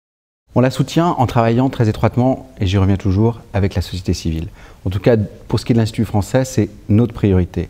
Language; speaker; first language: French; native; French